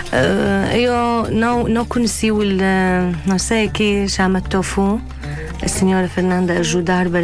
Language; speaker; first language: Portuguese; non-native, learner; Arabic